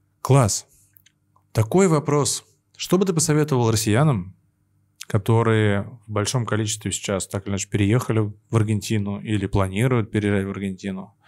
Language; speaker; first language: Russian; native; Russian